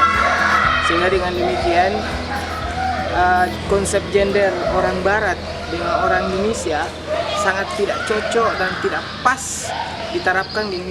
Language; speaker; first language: Indonesian; native; Indonesian